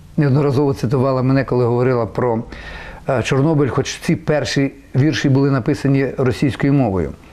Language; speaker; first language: Ukrainian; native; Ukrainian